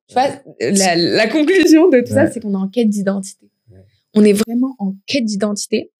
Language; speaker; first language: French; early bilingual, other home language; Arabic